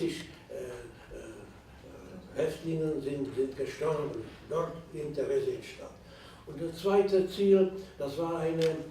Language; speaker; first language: German; non-native, fluent; Czech